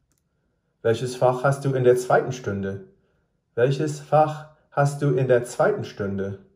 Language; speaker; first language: German; non-native, fluent; English